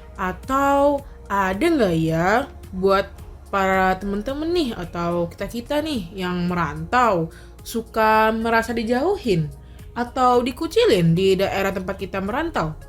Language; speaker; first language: Indonesian; native; Indonesian